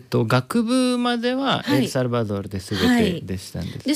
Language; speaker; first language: Japanese; non-native, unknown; Spanish